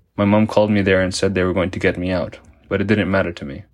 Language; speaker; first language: English; early bilingual, other home language; Spanish